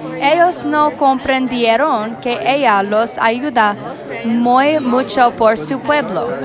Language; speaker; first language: Spanish; non-native, learner; English